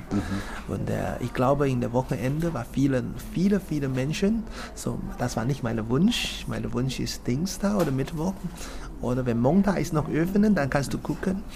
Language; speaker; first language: German; non-native, learner; Chinese